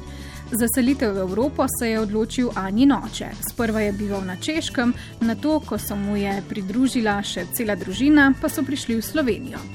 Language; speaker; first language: Slovenian; native; Slovenian